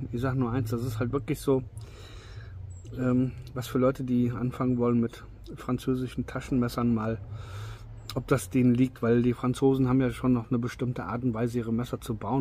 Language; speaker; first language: German; native; German